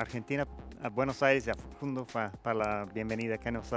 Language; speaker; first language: Spanish; non-native, fluent; English